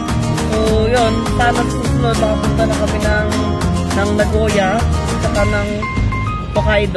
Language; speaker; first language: Filipino; native; Filipino